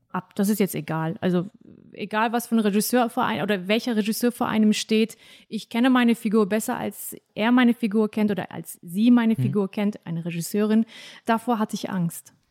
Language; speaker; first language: German; early bilingual, other home language; Turkish